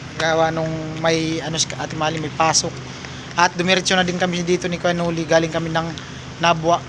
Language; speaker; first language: Filipino; native; Filipino